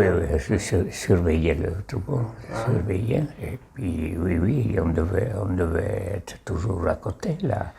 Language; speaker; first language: French; non-native, local second language; Basque